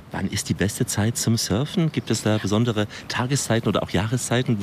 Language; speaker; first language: German; native; German